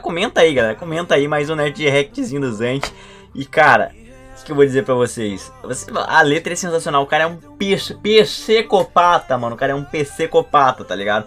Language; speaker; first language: Portuguese; native; Portuguese